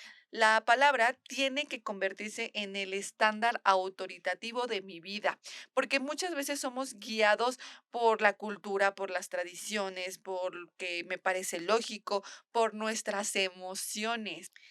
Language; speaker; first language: Spanish; native; Spanish